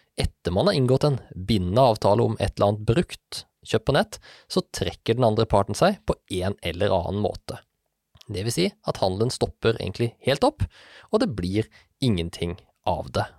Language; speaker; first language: Norwegian; native; Norwegian